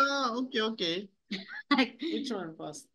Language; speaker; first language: English; non-native, learner; Japanese